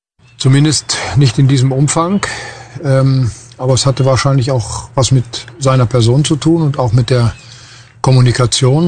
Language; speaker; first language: German; native; German